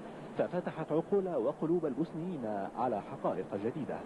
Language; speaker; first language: Arabic; native; Arabic